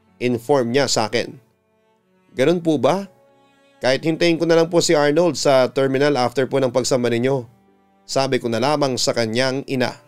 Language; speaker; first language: Filipino; native; Filipino